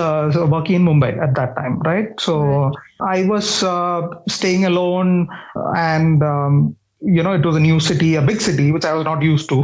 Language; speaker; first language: English; non-native, local second language; Malayalam